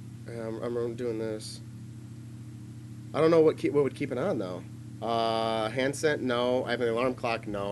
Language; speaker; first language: English; native; English